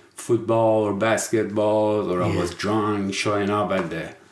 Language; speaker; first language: English; non-native, fluent; Persian